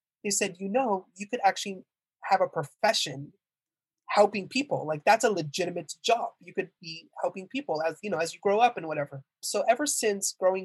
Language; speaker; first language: English; native; English